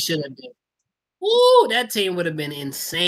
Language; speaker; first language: English; native; English